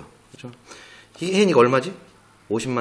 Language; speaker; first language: Korean; native; Korean